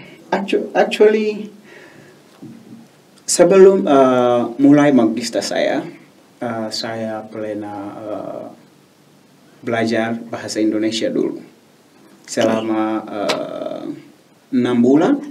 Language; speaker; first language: Malay; non-native, learner; Swahili